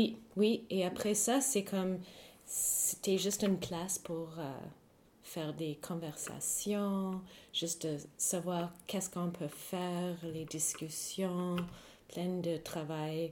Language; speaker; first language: French; non-native, fluent; English